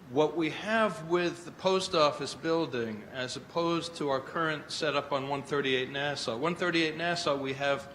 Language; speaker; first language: English; native; English